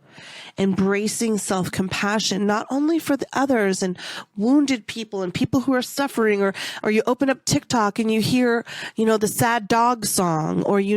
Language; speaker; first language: English; native; English